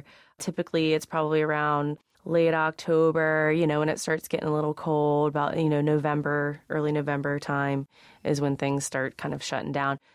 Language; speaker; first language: English; native; English